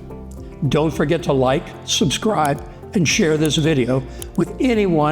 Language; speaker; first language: English; native; English